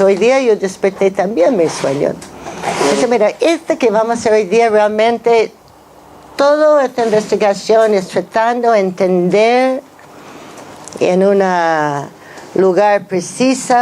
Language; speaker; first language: Spanish; non-native, fluent; English